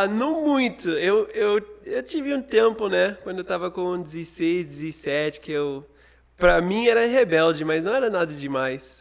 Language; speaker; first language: Portuguese; non-native, fluent; English